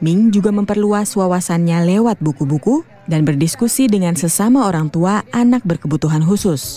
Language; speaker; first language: Indonesian; native; Indonesian